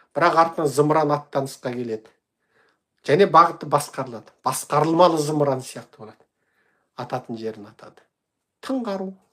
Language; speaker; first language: Kazakh; native; Kazakh